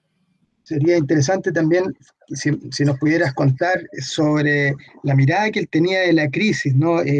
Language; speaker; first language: Spanish; native; Spanish